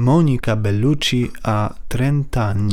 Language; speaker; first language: Italian; non-native, learner; Polish